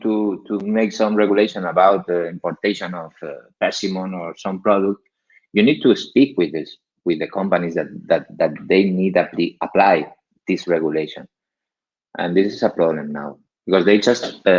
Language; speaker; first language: English; non-native, learner; Spanish